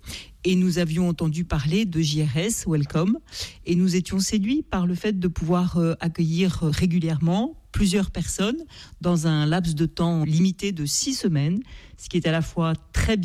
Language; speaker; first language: French; native; French